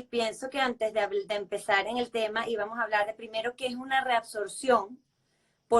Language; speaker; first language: Spanish; native; Spanish